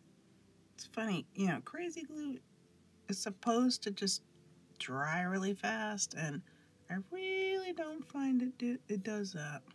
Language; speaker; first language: English; native; English